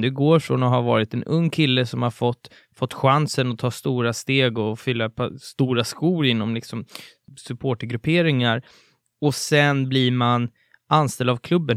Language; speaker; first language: Swedish; native; Swedish